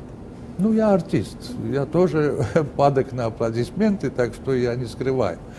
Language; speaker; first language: Russian; non-native, fluent; Armenian